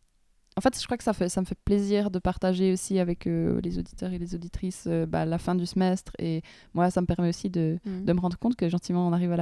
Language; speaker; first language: French; native; French